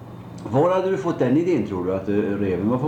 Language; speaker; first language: Swedish; native; Swedish